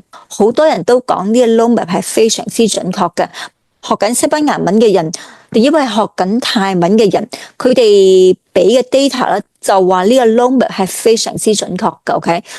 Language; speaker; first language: Cantonese; native; Cantonese